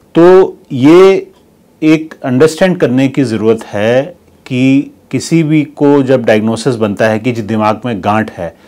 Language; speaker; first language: Hindi; native; Hindi